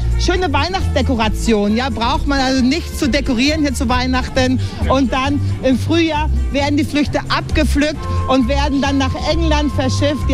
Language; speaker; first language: German; native; German